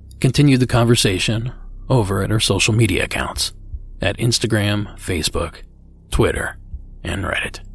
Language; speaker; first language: English; native; English